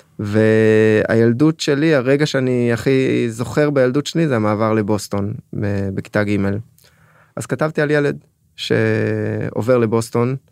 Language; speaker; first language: Hebrew; early bilingual, other home language; French